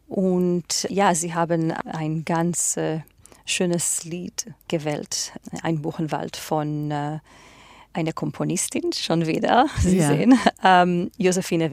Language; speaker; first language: German; non-native, fluent; Hebrew